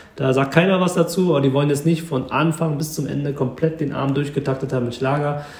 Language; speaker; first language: German; early bilingual, other home language; Vietnamese